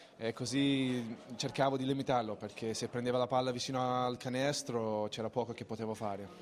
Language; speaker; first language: Italian; non-native, fluent; English